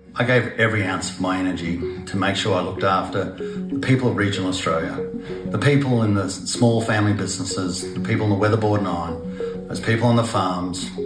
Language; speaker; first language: English; native; English